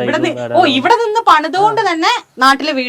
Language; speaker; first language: Malayalam; native; Malayalam